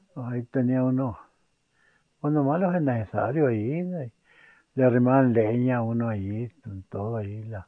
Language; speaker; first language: Spanish; native; Spanish